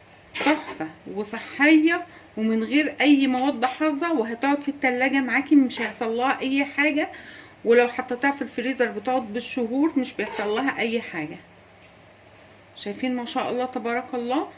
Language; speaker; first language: Arabic; native; Arabic